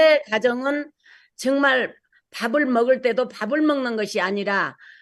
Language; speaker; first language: Korean; native; Korean